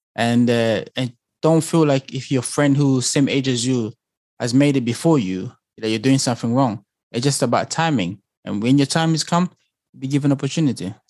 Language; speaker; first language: English; early bilingual, other home language; Lingala